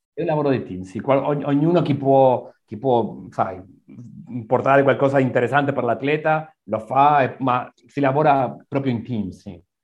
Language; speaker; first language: Italian; non-native, learner; Spanish